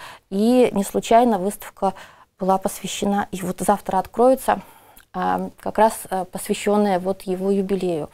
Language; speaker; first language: Russian; native; Russian